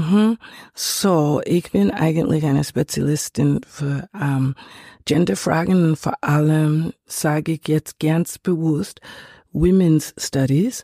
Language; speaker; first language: German; non-native, fluent; English